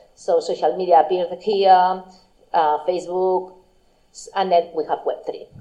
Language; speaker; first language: English; non-native, fluent; Spanish